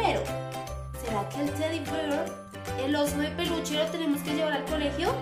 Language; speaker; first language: Spanish; native; Spanish